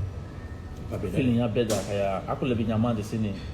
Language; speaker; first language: Indonesian; non-native, fluent; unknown